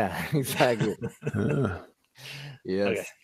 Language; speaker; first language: English; native; English